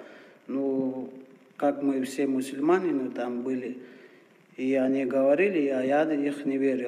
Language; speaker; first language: Russian; non-native, fluent; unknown